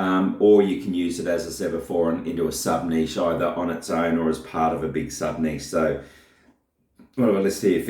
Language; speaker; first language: English; native; English